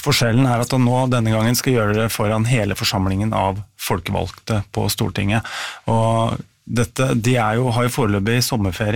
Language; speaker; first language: Norwegian; native; Norwegian